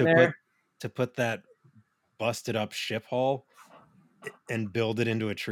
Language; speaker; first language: English; native; English